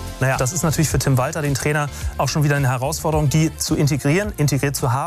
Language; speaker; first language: German; native; German